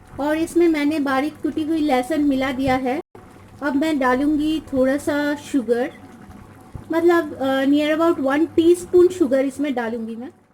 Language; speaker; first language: Hindi; non-native, local second language; Bangla